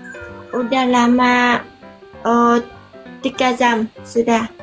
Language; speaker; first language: Indonesian; non-native, learner; Vietnamese